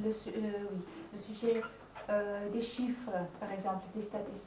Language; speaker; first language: French; non-native, fluent; Dutch